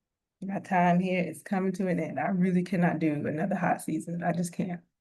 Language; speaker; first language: English; native; English